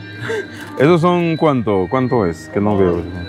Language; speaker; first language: Spanish; non-native, learner; Haitian Creole